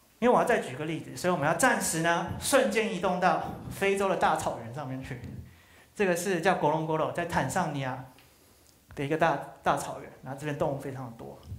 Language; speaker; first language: Chinese; native; Chinese